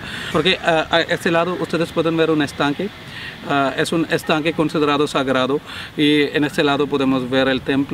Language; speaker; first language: Spanish; non-native, learner; Malayalam